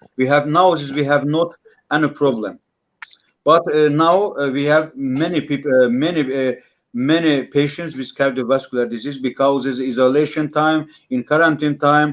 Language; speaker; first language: English; non-native, learner; Russian